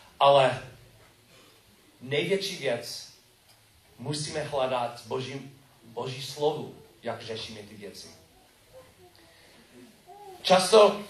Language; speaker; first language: Czech; non-native, learner; English